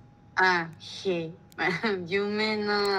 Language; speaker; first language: Japanese; non-native, learner; Spanish